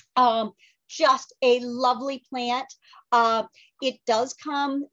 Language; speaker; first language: English; native; English